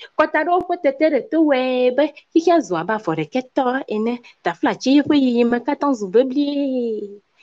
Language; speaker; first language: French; non-native, local second language; Ewe